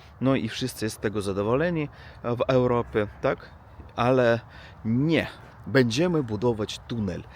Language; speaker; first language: Polish; non-native, learner; Russian